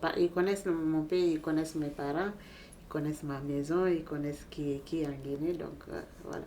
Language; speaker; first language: French; non-native, local second language; Fula